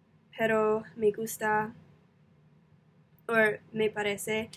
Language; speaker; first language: Spanish; non-native, learner; English